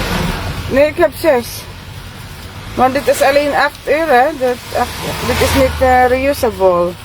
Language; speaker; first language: Dutch; non-native, learner; Filipino